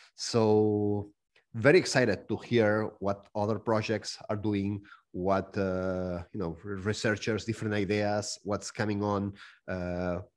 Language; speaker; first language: English; non-native, fluent; Spanish